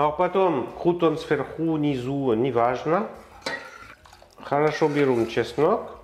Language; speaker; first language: Russian; non-native, learner; French